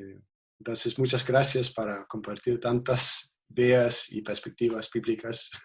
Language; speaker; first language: Spanish; non-native, fluent; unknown